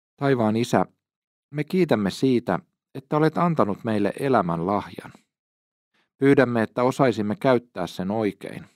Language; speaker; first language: Finnish; native; Finnish